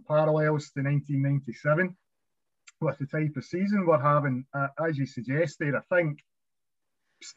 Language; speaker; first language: English; native; English